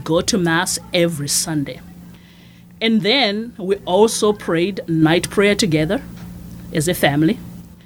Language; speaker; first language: English; non-native, local second language; Shona